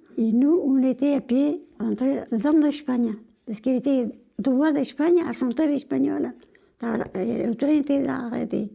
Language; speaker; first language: French; non-native, fluent; Portuguese